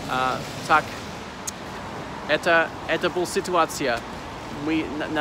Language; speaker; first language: Russian; non-native, learner; English